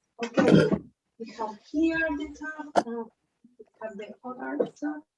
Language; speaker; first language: English; non-native, learner; Spanish